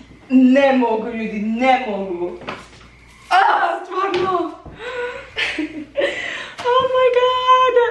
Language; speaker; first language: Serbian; non-native, learner; English